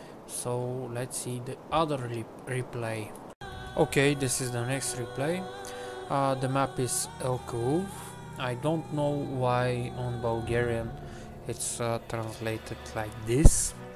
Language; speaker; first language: English; non-native, fluent; Bulgarian